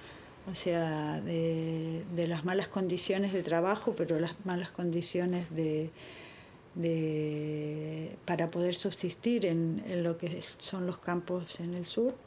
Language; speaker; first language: Spanish; native; Spanish